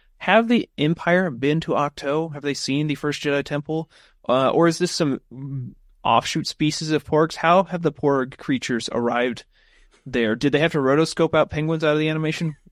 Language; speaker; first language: English; native; English